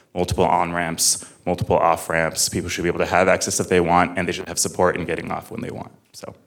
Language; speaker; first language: English; native; English